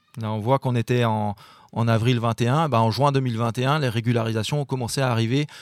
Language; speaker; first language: French; native; French